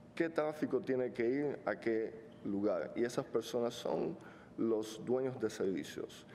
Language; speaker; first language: Spanish; non-native, fluent; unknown